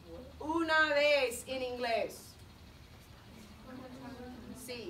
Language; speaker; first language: Spanish; non-native, fluent; English